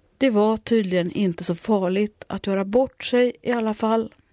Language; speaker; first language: Swedish; native; Swedish